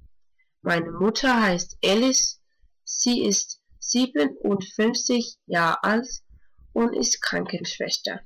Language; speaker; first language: German; non-native, learner; Danish